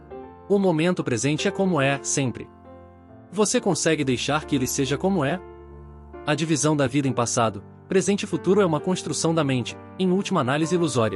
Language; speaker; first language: Portuguese; native; Portuguese